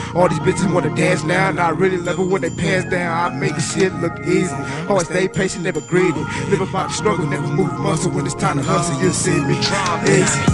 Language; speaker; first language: English; native; English